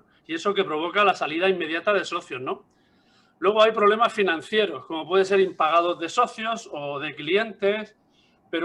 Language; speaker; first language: Spanish; native; Spanish